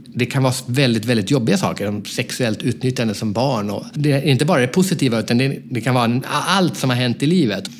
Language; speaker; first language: Swedish; native; Swedish